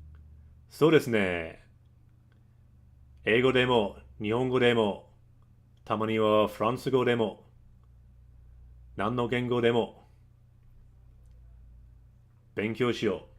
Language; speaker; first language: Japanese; non-native, learner; English